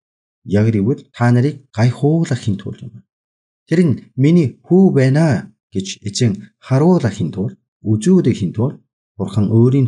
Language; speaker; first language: Mongolian; non-native, fluent; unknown